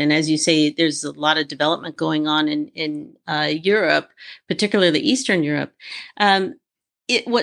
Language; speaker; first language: English; native; English